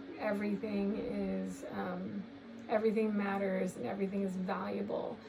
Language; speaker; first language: English; native; English